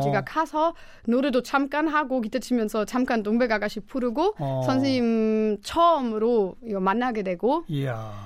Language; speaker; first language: Korean; non-native, fluent; German